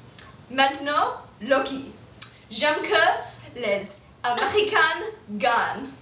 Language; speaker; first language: French; non-native, learner; English